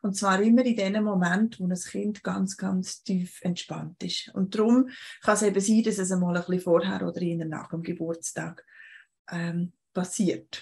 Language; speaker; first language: German; native; German